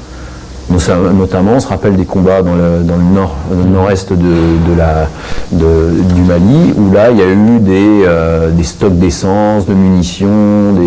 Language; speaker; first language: French; native; French